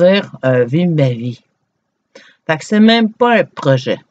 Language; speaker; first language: French; native; French